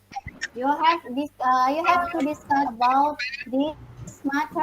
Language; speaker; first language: English; non-native, learner; Indonesian